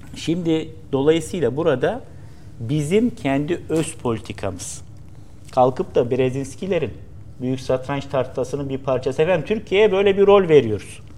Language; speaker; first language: Turkish; native; Turkish